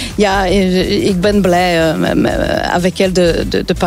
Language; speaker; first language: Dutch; non-native, local second language; French